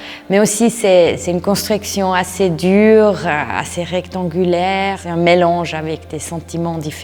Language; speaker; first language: French; non-native, local second language; German